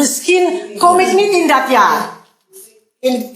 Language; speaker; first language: Dutch; non-native, learner; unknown